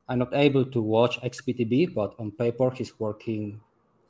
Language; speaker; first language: English; non-native, learner; Spanish